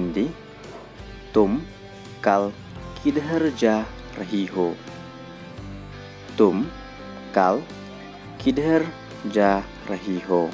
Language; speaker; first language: Hindi; non-native, learner; Khasi